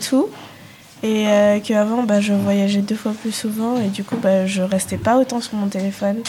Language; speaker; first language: French; native; French